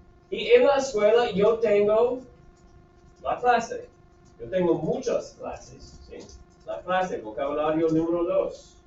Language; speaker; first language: Spanish; non-native, fluent; English